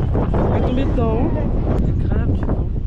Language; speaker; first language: French; native; French